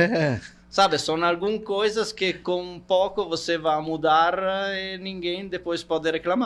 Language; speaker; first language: Portuguese; non-native, fluent; Italian